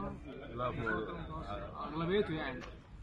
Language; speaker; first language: Arabic; native; Arabic